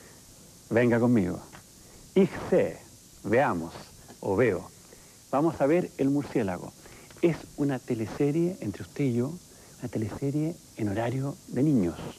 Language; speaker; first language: Spanish; native; Spanish